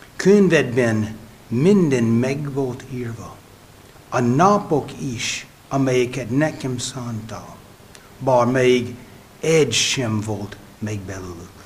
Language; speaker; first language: Hungarian; non-native, fluent; English